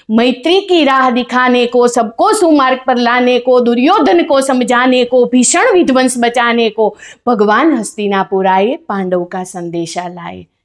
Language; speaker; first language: Hindi; non-native, local second language; Gujarati